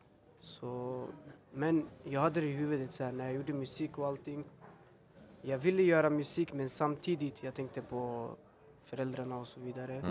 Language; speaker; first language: Swedish; early bilingual, other home language; Albanian